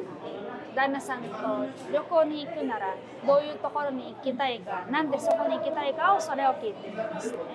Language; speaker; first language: Japanese; non-native, fluent; Filipino